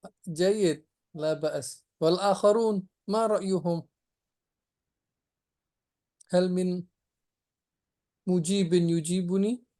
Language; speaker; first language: Arabic; non-native, fluent; Indonesian